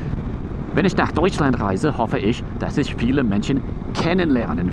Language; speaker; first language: German; non-native, fluent; English